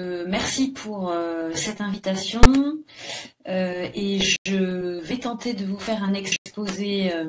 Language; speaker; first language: French; native; French